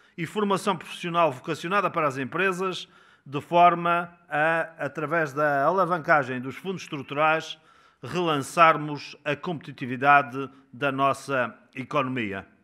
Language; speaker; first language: Portuguese; native; Portuguese